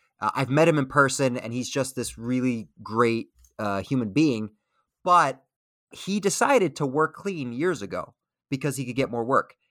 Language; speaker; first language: English; early bilingual, other home language; Spanish